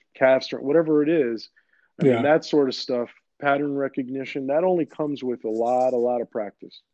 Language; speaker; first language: English; early bilingual, other home language; Greek